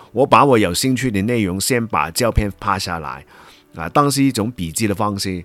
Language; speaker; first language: Chinese; non-native, local second language; Cantonese